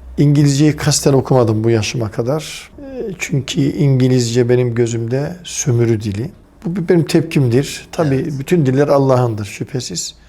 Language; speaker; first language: Turkish; native; Turkish